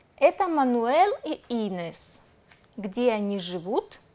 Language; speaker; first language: Russian; native; Russian